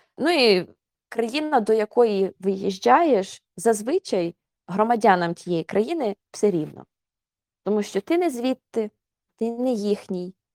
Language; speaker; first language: Ukrainian; native; Ukrainian